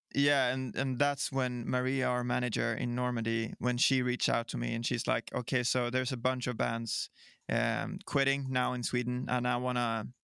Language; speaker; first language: English; non-native, fluent; Swedish